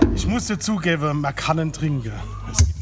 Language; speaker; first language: German; native; German